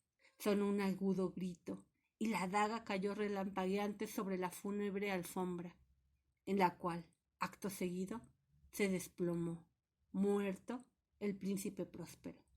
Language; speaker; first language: Spanish; native; Spanish